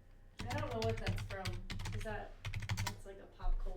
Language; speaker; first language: English; native; English